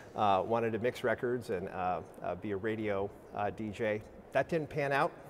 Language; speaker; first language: English; native; English